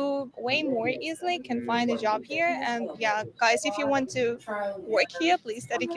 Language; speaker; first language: English; non-native, learner; Ukrainian